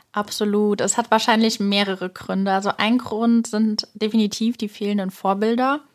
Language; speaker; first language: German; native; German